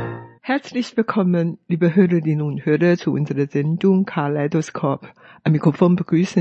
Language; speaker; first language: German; non-native, fluent; Hakka Chinese